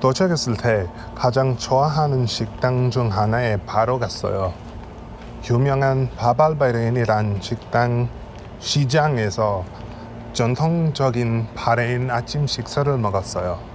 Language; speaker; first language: Korean; non-native, learner; English